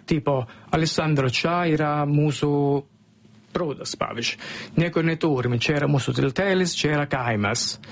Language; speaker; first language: Lithuanian; non-native, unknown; Italian